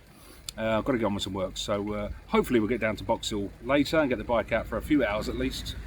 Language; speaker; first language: English; native; English